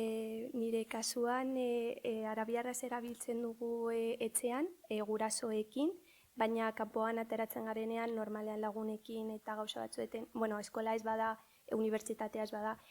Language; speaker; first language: Basque; early bilingual, other home language; Arabic